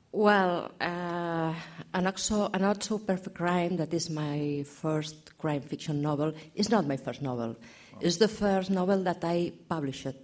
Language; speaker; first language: English; non-native, learner; Catalan